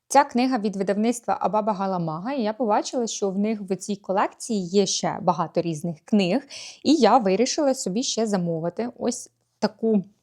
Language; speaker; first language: Ukrainian; native; Ukrainian